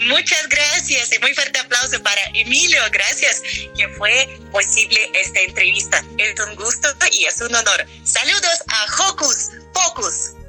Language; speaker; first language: Spanish; non-native, fluent; Russian